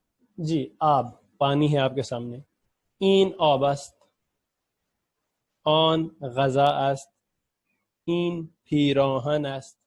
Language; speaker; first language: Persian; non-native, fluent; Urdu